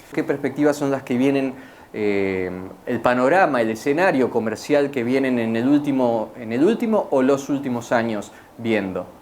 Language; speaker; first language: Spanish; native; Spanish